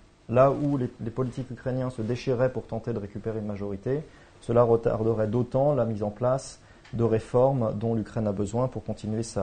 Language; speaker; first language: French; native; French